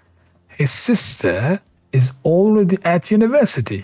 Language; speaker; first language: English; non-native, fluent; Persian